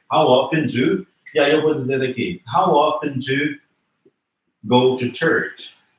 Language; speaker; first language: English; non-native, fluent; Portuguese